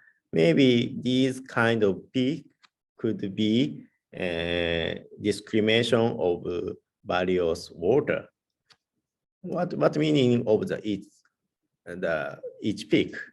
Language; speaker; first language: English; non-native, learner; Japanese